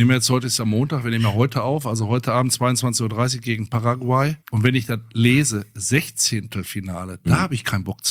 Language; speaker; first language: German; native; German